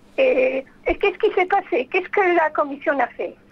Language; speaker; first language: French; non-native, fluent; Spanish